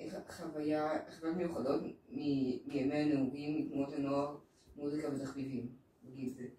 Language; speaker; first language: Hebrew; native; Hebrew